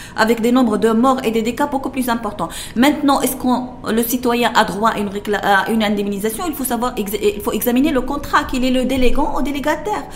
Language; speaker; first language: French; non-native, local second language; Arabic